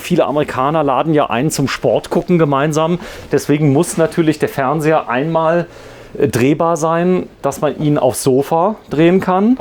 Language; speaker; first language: German; native; German